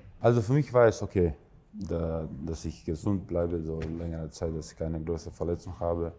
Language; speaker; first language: German; non-native, fluent; Croatian